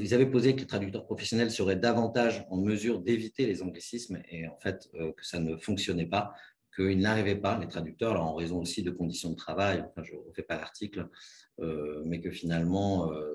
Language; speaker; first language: French; native; French